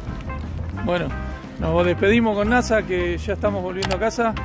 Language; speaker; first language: Spanish; native; Spanish